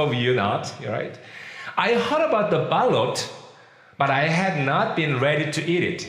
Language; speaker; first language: English; non-native, fluent; Korean